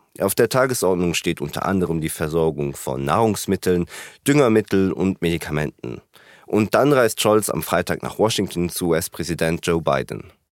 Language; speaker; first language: German; native; German